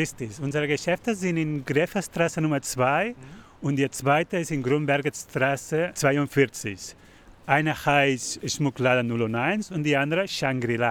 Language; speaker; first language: German; non-native, learner; Spanish